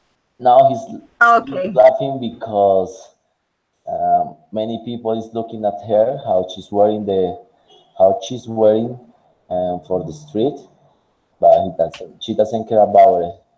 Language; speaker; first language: English; non-native, learner; Spanish